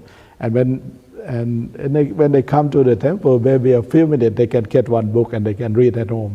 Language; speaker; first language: English; non-native, learner; Thai